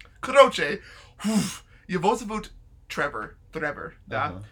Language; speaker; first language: Russian; non-native, learner; English